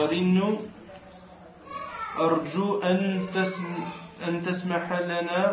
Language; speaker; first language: Arabic; non-native, learner; French